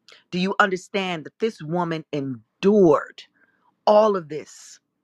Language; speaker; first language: English; native; English